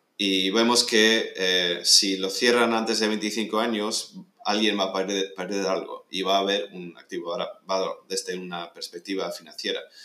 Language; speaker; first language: Spanish; early bilingual, other home language; English